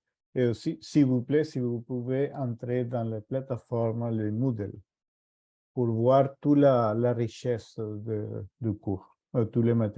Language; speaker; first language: French; non-native, fluent; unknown